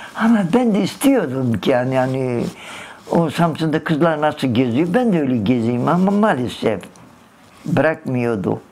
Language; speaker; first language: Turkish; early bilingual, other home language; Kurdish